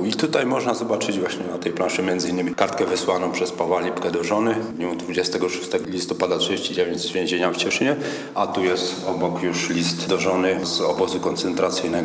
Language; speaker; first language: Polish; native; Polish